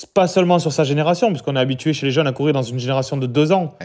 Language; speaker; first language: French; native; French